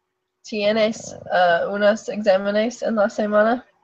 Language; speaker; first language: Spanish; non-native, learner; English